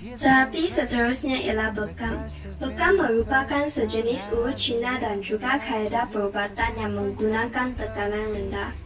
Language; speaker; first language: Malay; non-native, local second language; Chinese